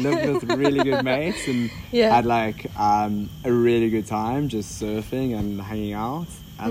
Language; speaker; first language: English; native; English